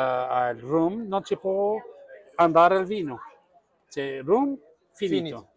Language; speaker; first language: Italian; non-native, learner; Portuguese